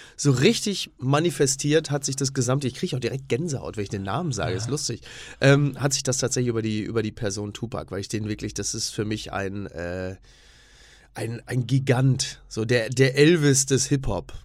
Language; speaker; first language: German; native; German